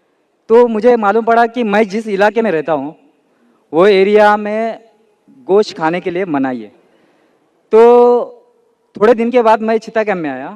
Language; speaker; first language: Hindi; non-native, local second language; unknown